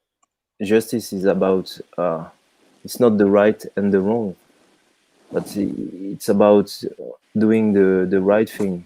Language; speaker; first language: English; non-native, fluent; French